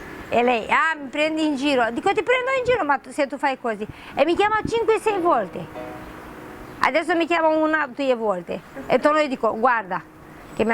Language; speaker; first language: Italian; non-native, fluent; Romanian